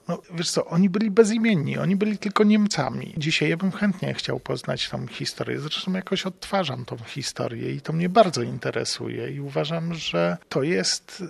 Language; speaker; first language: Polish; native; Polish